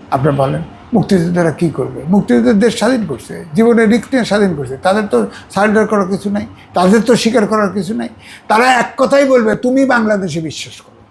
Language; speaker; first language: Bangla; native; Bangla